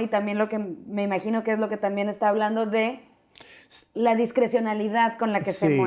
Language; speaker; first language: Spanish; native; Spanish